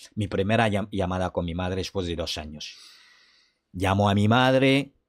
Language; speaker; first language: Spanish; non-native, fluent; French